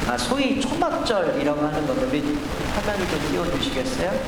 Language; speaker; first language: Korean; native; Korean